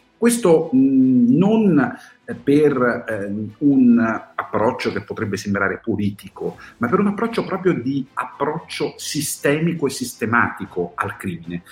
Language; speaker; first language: Italian; native; Italian